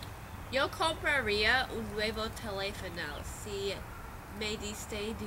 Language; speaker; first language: Spanish; non-native, learner; English